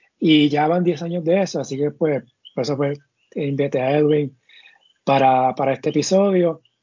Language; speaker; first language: Spanish; native; Spanish